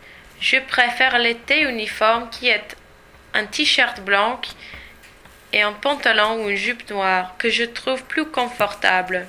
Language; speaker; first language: French; non-native, learner; English